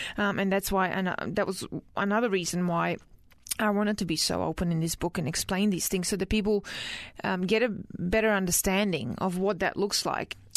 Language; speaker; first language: English; early bilingual, other home language; Croatian